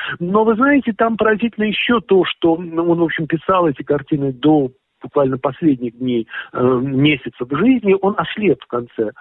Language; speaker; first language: Russian; native; Russian